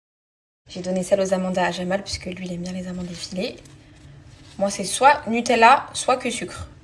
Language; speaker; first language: French; native; French